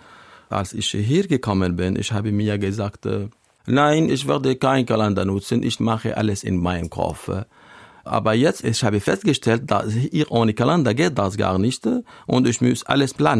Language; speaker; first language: German; non-native, learner; Arabic